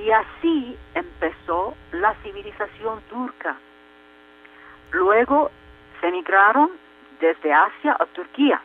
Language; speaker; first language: Spanish; non-native, fluent; Turkish